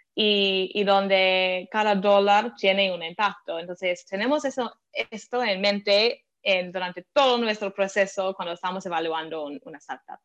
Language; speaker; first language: Spanish; non-native, fluent; English